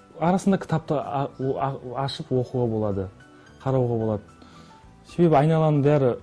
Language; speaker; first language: Kazakh; non-native, local second language; Azerbaijani